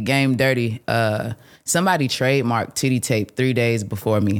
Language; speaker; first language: English; native; English